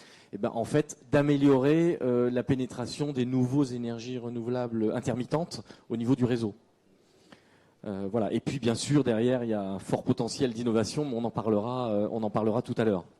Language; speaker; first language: French; native; French